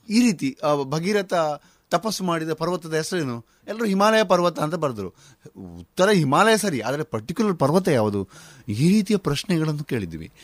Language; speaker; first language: Kannada; non-native, local second language; Konkani